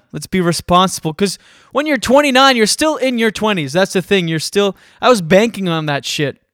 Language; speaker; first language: English; native; English